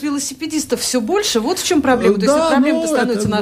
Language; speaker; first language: Russian; native; Russian